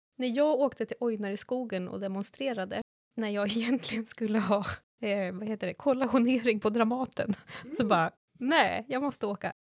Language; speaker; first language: Swedish; native; Swedish